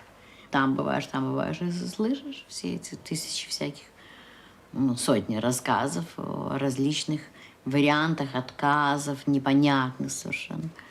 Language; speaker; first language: Russian; native; Russian